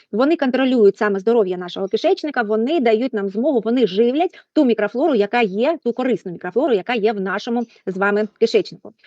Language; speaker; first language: Ukrainian; non-native, local second language; Russian